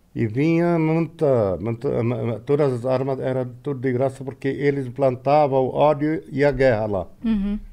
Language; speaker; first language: Portuguese; non-native, fluent; Arabic